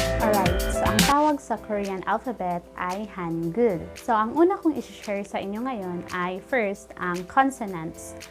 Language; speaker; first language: Filipino; native; Filipino